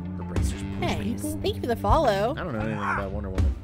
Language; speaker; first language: English; native; English